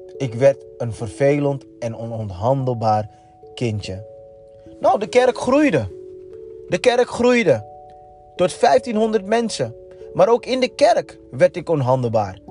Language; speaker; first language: Dutch; native; Dutch